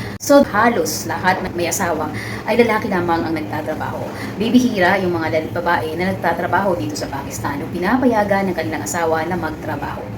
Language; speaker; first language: Filipino; native; Filipino